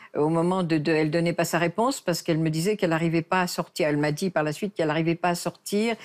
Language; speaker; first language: French; native; French